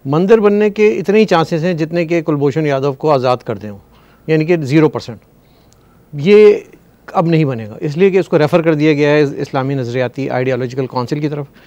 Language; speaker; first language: Urdu; native; Urdu